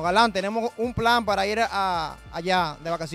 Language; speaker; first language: Spanish; native; Spanish